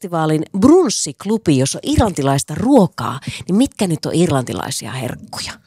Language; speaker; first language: Finnish; native; Finnish